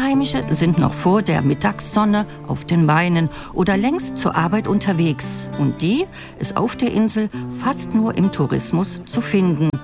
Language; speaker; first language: German; native; German